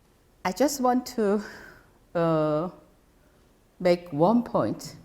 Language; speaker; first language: English; non-native, fluent; Korean